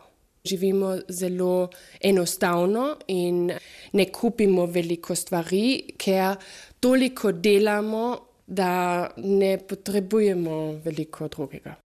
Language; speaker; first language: Slovenian; non-native, fluent; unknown